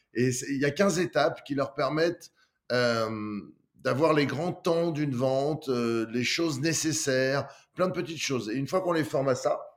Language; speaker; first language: French; native; French